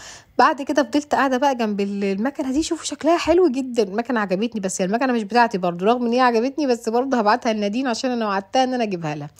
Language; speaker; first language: Arabic; native; Arabic